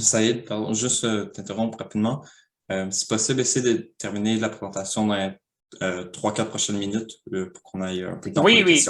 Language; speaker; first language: French; native; French